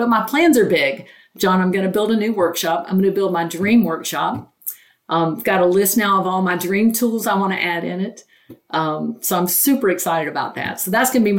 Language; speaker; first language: English; native; English